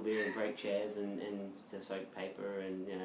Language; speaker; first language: English; native; English